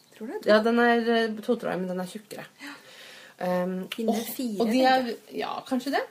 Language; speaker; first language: Norwegian; native; Norwegian